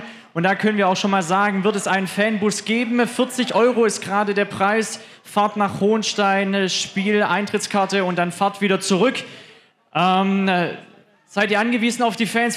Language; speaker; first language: German; native; German